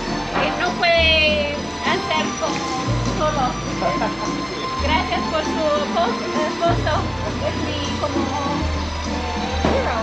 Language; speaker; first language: Spanish; non-native, learner; English